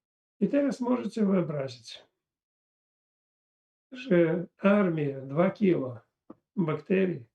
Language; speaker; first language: Polish; non-native, fluent; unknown